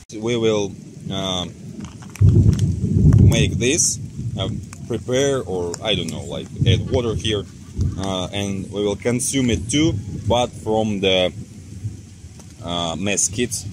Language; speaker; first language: English; non-native, fluent; Russian